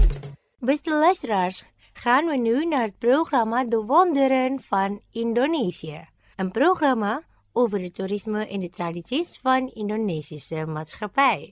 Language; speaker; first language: Dutch; non-native, fluent; Indonesian